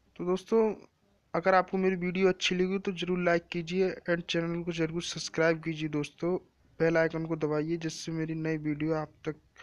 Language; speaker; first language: Hindi; native; Hindi